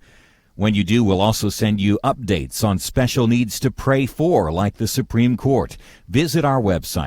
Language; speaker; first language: English; native; English